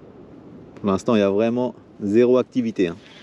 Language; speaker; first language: French; native; French